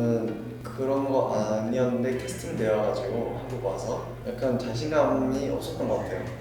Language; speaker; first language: Korean; non-native, fluent; English